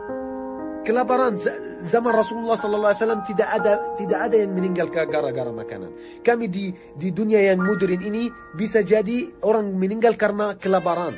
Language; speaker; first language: Indonesian; non-native, fluent; Arabic